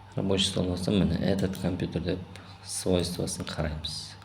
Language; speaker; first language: Russian; non-native, local second language; Kazakh